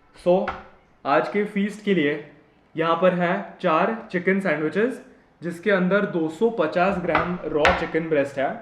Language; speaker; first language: Hindi; non-native, local second language; Marathi